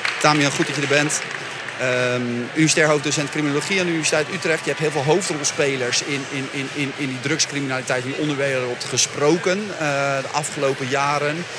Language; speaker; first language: Dutch; native; Dutch